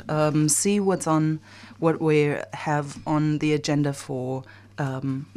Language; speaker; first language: English; non-native, fluent; German